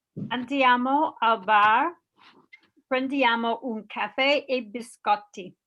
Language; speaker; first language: Italian; non-native, learner; English